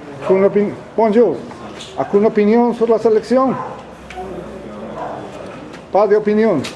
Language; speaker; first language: French; non-native, learner; Spanish